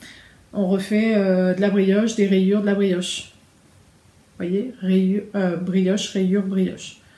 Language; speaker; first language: French; native; French